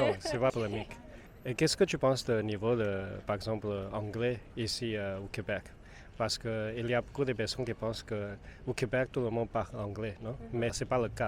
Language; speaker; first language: French; non-native, fluent; Spanish